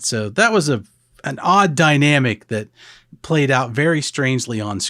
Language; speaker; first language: English; native; English